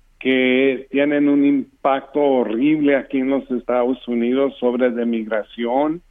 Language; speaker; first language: Spanish; early bilingual, heritage; English